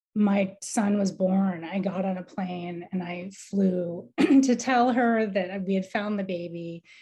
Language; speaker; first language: English; native; English